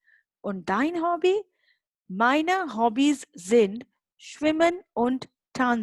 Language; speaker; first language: German; non-native, fluent; Hindi